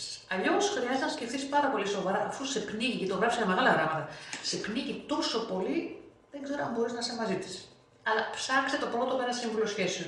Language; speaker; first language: Greek; native; Greek